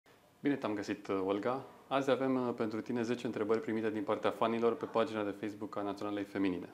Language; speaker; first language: Romanian; native; Romanian